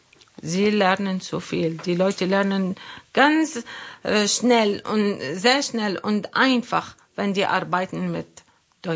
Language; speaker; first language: German; non-native, learner; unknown